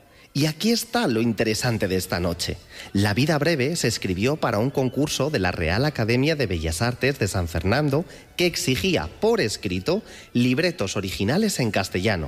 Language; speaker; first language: Spanish; native; Spanish